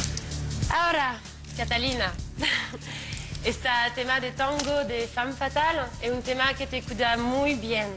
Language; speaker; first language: Spanish; non-native, learner; French